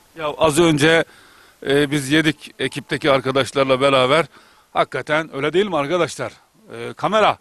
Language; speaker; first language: Turkish; native; Turkish